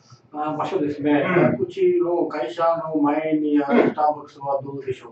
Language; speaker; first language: Japanese; non-native, learner; Tamil